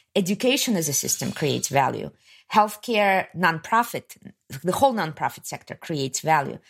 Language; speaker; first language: English; non-native, fluent; Kazakh